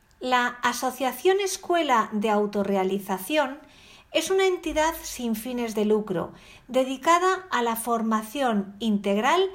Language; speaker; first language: Spanish; native; Spanish